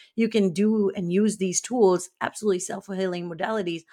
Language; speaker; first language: English; non-native, local second language; Gujarati